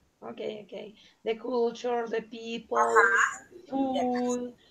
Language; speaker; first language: English; non-native, learner; Spanish